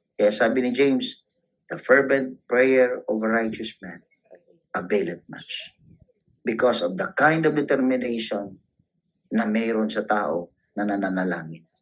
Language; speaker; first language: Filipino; non-native, local second language; Cebuano